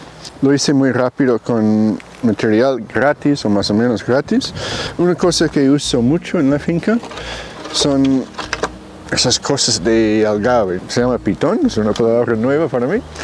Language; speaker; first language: Spanish; non-native, fluent; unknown